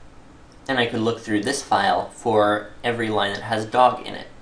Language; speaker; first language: English; native; English